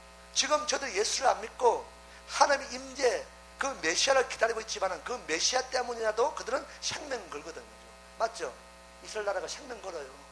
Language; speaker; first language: Korean; native; Korean